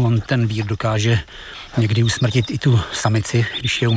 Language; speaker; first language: Czech; native; Czech